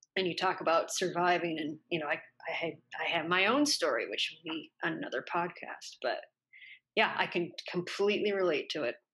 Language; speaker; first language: English; native; English